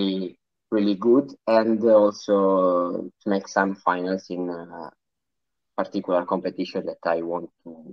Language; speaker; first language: English; non-native, learner; Italian